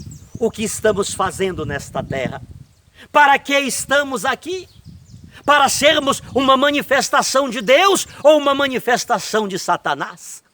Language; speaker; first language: Portuguese; native; Portuguese